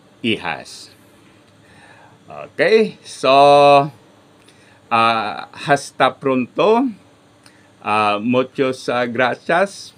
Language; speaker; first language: Spanish; non-native, learner; Filipino